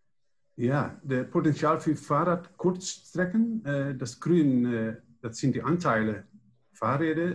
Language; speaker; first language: German; non-native, learner; Dutch